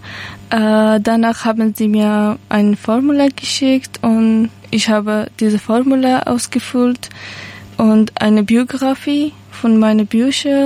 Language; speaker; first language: German; non-native, learner; Persian